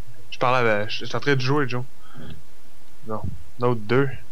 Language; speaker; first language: French; native; French